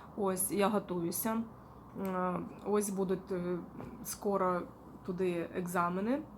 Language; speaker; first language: Ukrainian; non-native, local second language; Russian